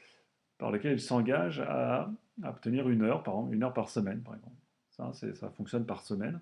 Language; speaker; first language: French; native; French